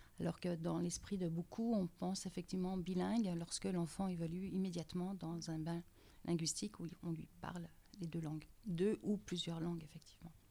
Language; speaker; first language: French; native; French